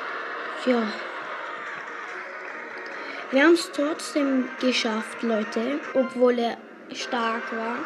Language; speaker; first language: German; non-native, local second language; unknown